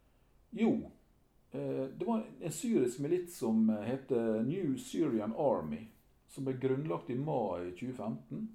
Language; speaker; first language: Norwegian; native; Norwegian